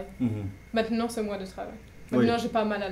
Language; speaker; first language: French; non-native, fluent; German